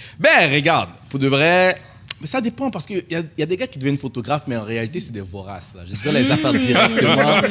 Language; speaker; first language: French; early bilingual, other home language; Haitian Creole